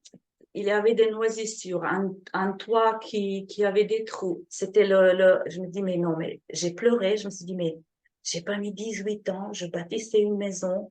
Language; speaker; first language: French; non-native, fluent; Slovenian